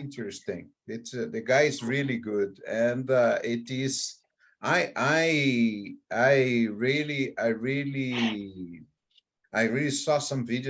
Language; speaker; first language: English; non-native, fluent; Portuguese